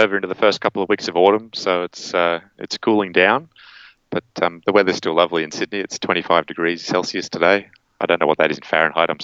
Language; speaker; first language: English; native; English